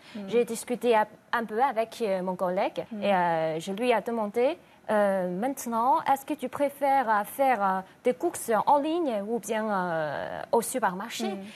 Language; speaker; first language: French; non-native, fluent; Chinese